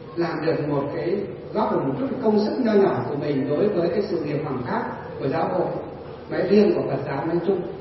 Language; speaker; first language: Vietnamese; non-native, local second language; Tày